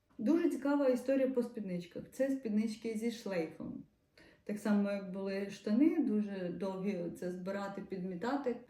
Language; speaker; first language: Ukrainian; non-native, local second language; Russian